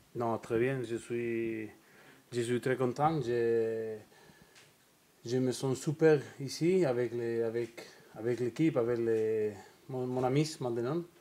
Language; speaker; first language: French; non-native, learner; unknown